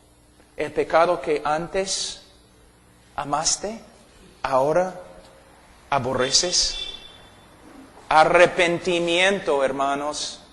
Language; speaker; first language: Spanish; non-native, fluent; English